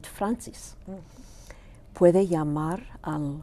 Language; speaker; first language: Spanish; non-native, local second language; Greek